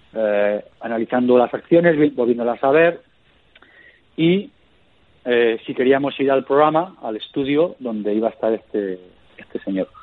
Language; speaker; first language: Spanish; native; Spanish